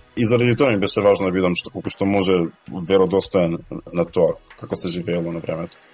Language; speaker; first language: Macedonian; native; Macedonian